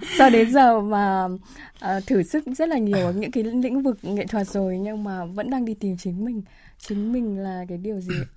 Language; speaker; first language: Vietnamese; native; Vietnamese